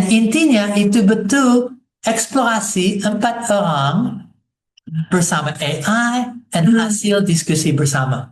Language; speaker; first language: Indonesian; non-native, fluent; English